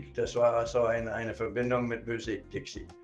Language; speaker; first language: German; non-native, fluent; English